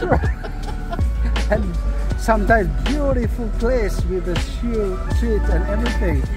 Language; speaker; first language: English; non-native, fluent; French